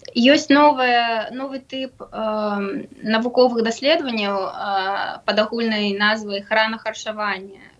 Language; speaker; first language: Belarusian; non-native, local second language; Russian